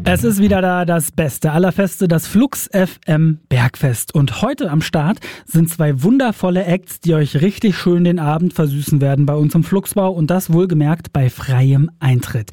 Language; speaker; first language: German; native; German